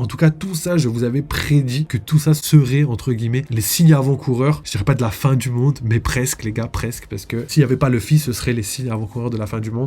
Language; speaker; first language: French; native; French